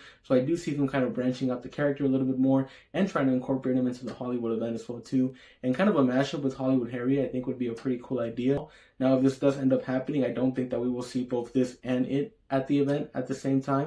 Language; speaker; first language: English; native; English